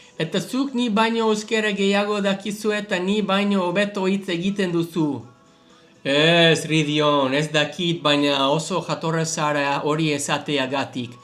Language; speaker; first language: Basque; non-native, learner; English